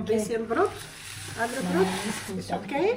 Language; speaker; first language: German; non-native, learner; Greek